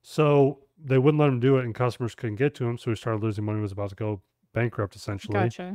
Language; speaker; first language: English; native; English